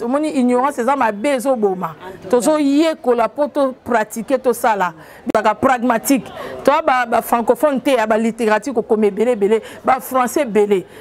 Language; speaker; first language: French; non-native, local second language; Lingala